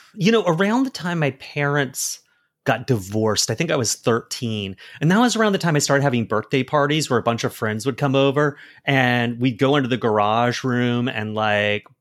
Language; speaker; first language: English; native; English